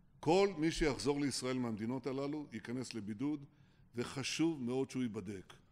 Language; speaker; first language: Hebrew; native; Hebrew